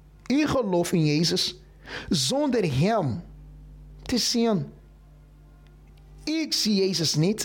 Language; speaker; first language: Dutch; non-native, fluent; Portuguese